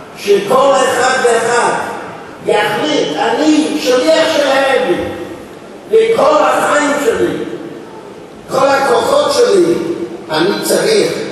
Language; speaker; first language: Hebrew; non-native, fluent; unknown